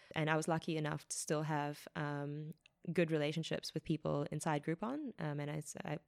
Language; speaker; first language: English; native; English